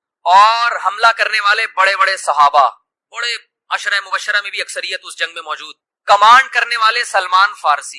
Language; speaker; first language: Urdu; native; Urdu